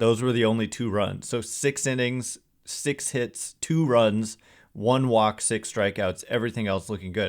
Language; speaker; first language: English; native; English